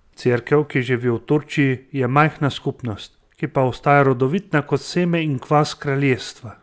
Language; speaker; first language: Slovenian; native; Slovenian